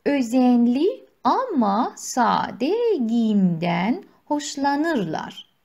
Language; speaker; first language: Turkish; non-native, fluent; Persian